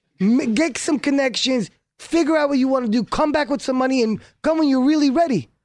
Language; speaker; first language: English; early bilingual, other home language; Hebrew